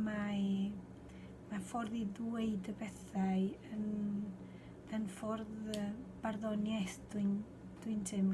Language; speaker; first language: Welsh; non-native, fluent; Spanish